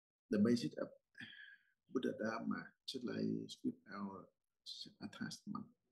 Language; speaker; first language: English; non-native, learner; Vietnamese